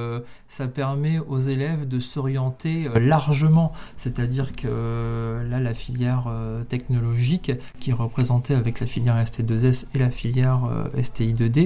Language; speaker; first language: French; native; French